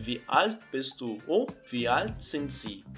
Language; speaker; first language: German; non-native, fluent; Portuguese